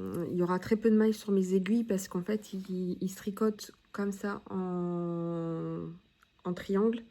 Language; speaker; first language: French; native; French